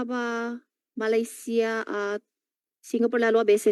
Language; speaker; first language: Filipino; non-native, learner; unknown